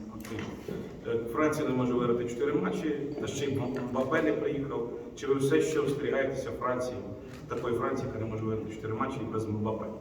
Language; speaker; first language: Ukrainian; native; Ukrainian